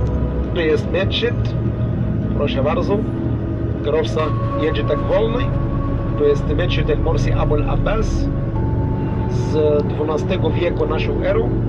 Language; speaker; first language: Polish; non-native, learner; Arabic